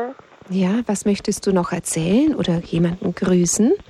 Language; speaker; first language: German; native; German